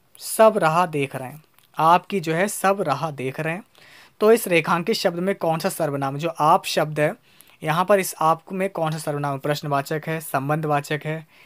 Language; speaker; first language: Hindi; native; Hindi